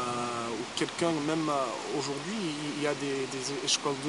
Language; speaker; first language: French; early bilingual, heritage; English